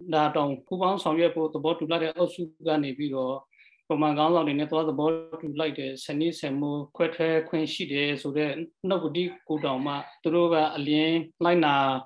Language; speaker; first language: Burmese; non-native, local second language; Western Kayah